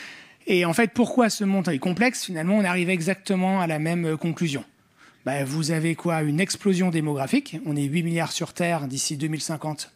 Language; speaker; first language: French; native; French